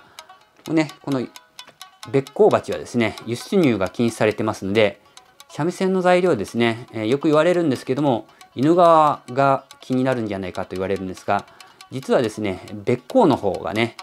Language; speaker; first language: Japanese; native; Japanese